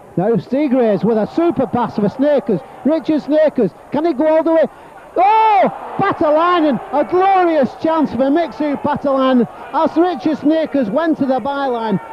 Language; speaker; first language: English; native; English